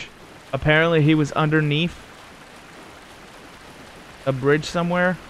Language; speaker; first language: English; native; English